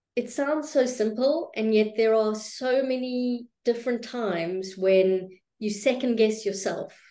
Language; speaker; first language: English; native; English